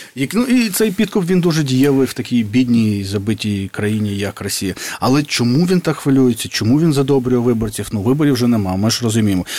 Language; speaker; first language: Ukrainian; native; Ukrainian